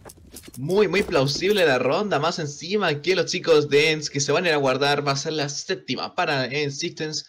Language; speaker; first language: Spanish; native; Spanish